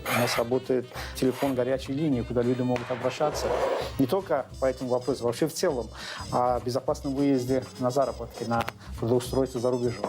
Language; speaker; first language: Russian; non-native, local second language; Azerbaijani